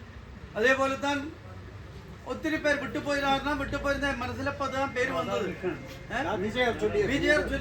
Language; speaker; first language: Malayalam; non-native, local second language; Tamil